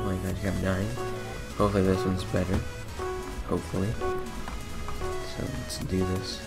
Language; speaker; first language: English; native; English